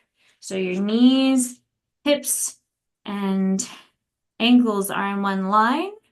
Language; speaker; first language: English; native; English